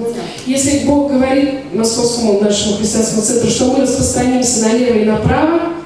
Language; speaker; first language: Russian; native; Russian